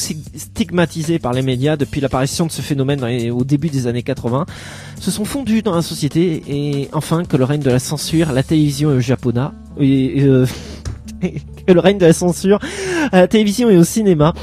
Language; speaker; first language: French; native; French